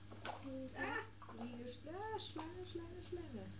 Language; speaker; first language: German; native; German